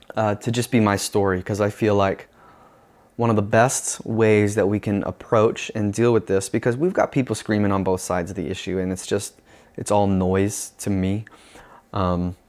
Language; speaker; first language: English; native; English